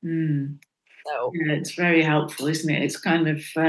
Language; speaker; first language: English; non-native, fluent; Dutch